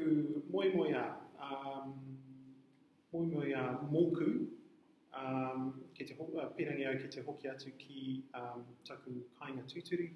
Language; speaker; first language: Māori; non-native, learner; English